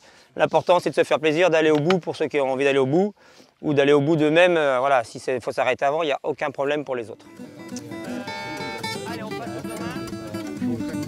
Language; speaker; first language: French; native; French